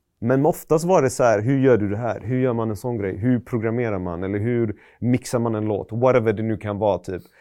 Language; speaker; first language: Swedish; early bilingual, other home language; Persian